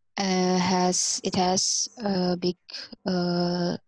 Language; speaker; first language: English; non-native, fluent; Indonesian